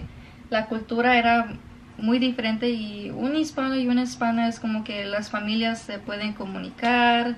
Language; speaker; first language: Spanish; early bilingual, other home language; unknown